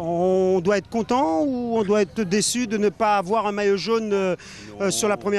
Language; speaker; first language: French; native; French